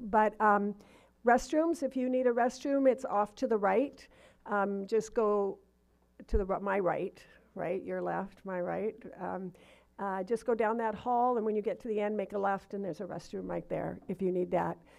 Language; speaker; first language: English; native; English